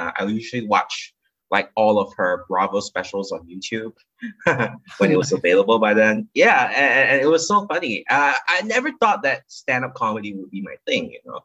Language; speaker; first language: English; non-native, local second language; Chinese